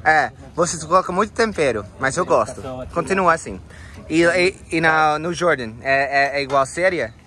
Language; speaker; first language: Portuguese; non-native, learner; English